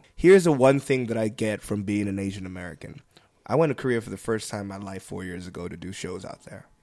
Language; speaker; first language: English; native; English